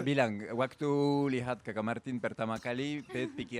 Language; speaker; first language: Indonesian; non-native, fluent; French